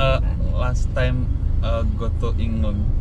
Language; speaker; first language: English; non-native, learner; Indonesian